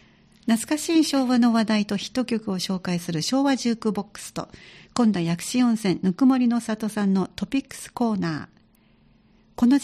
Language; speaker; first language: Japanese; native; Japanese